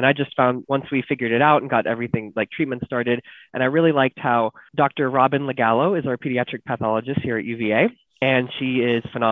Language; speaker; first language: English; native; English